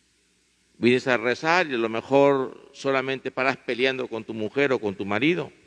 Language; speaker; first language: Spanish; native; Spanish